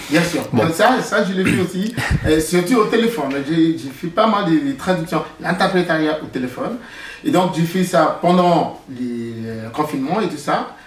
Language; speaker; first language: French; non-native, fluent; English